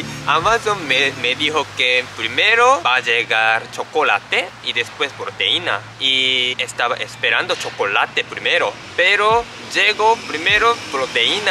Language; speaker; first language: Spanish; non-native, learner; Japanese